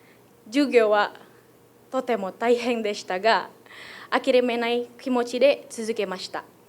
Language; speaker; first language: Japanese; non-native, fluent; Indonesian